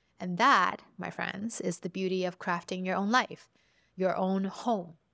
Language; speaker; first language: English; early bilingual, other home language; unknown